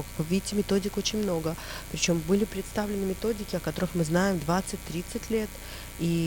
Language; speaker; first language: Russian; native; Russian